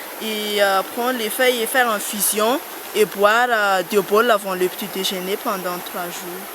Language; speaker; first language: French; non-native, local second language; Malagasy